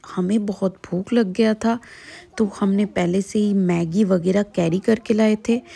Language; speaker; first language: Hindi; non-native, local second language; Bangla